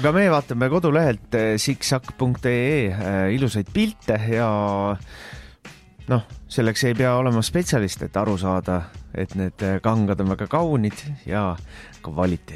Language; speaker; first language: Estonian; native; Estonian